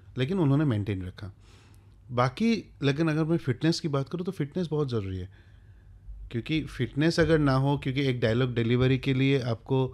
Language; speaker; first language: Hindi; non-native, local second language; Bangla